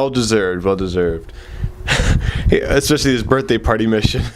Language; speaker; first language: English; native; English